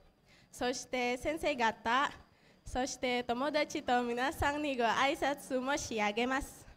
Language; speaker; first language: Japanese; non-native, learner; Indonesian